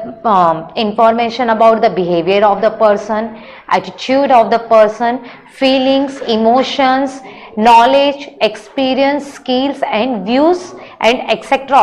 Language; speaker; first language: English; non-native, local second language; Hindi